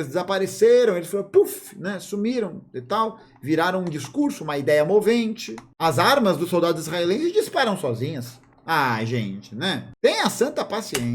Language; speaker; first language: Portuguese; native; Portuguese